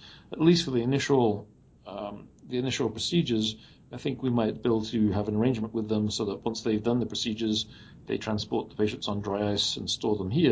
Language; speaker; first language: English; native; English